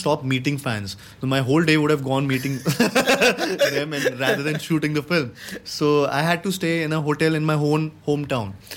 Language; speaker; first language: English; non-native, local second language; Hindi